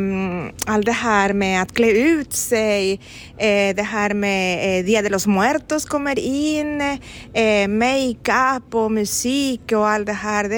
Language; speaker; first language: Swedish; non-native, fluent; Spanish